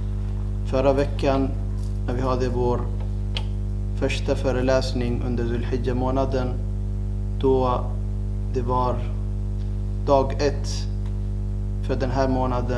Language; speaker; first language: Swedish; non-native, fluent; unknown